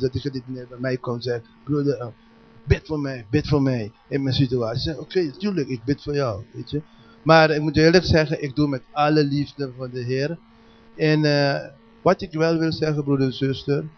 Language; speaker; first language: Dutch; non-native, learner; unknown